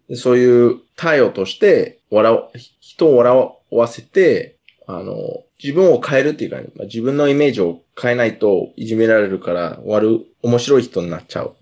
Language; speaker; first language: Japanese; non-native, fluent; English